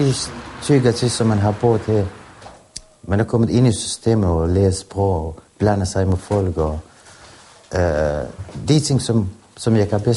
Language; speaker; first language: Danish; non-native, learner; Kurdish